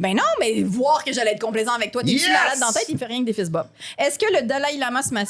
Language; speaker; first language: French; native; French